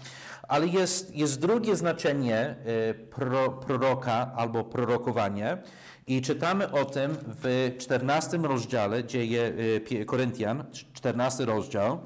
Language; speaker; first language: Polish; non-native, fluent; English